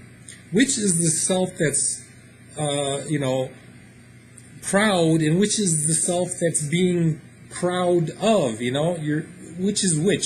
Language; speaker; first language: English; native; English